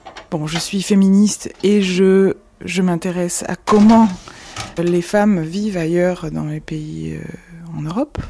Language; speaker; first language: French; native; French